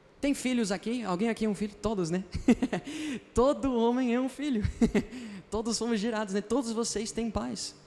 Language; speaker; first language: Portuguese; non-native, fluent; Spanish